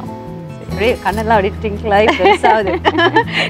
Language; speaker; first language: Tamil; native; Tamil